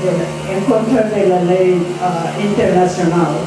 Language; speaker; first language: Spanish; non-native, fluent; English